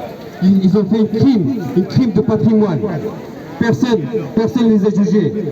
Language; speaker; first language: French; non-native, fluent; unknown